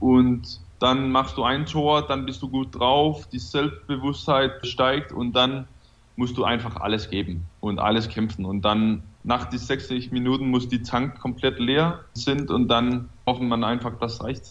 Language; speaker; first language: German; non-native, fluent; Danish